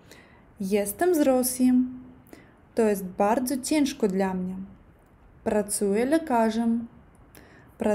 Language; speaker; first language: Polish; non-native, learner; Russian